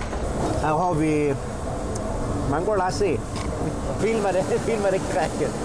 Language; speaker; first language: Swedish; native; Swedish